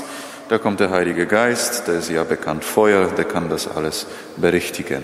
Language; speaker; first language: German; non-native, fluent; Polish